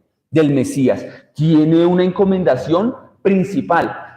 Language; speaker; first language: Spanish; native; Spanish